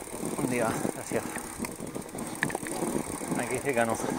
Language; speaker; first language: Spanish; non-native, local second language; Catalan